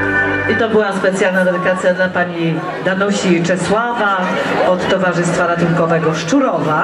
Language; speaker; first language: Polish; native; Polish